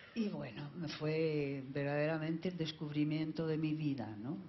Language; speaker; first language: Spanish; native; Spanish